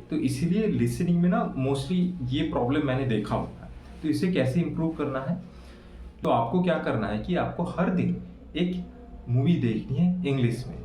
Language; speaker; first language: Hindi; non-native, local second language; Santali